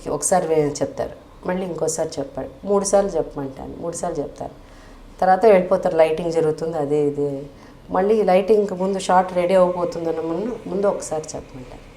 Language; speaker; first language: Telugu; native; Telugu